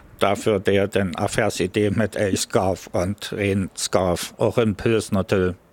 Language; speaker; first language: Swedish; non-native, fluent; German